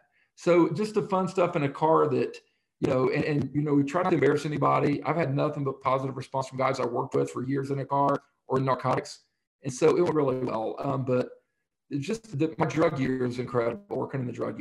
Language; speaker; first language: English; native; English